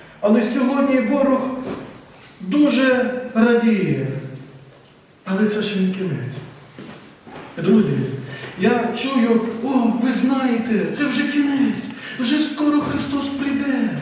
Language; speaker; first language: Ukrainian; native; Ukrainian